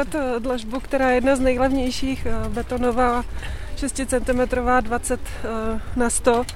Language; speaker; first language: Czech; native; Czech